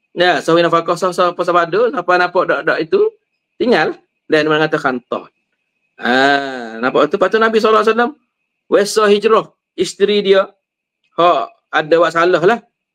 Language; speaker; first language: Malay; native; Malay